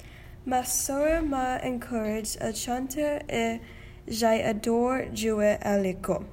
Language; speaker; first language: French; non-native, learner; English